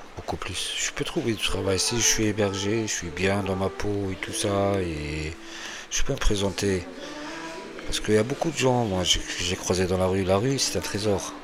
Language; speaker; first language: French; non-native, local second language; Arabic